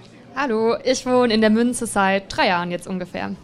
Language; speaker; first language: German; native; German